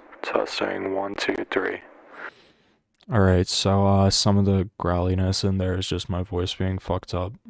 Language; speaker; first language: English; native; English